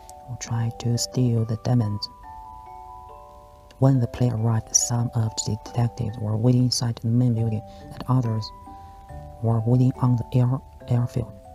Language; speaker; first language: English; non-native, learner; Chinese